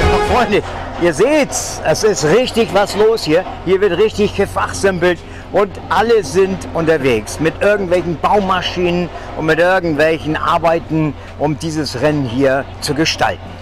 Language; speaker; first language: German; native; German